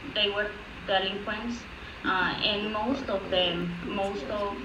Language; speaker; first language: English; non-native, fluent; Spanish